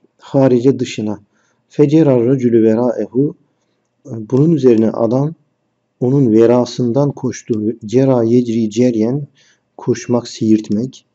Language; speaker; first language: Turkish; native; Turkish